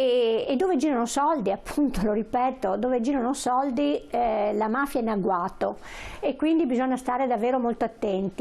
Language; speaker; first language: Italian; native; Italian